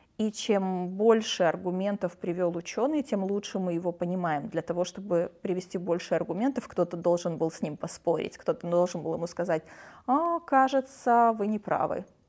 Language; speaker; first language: Russian; native; Russian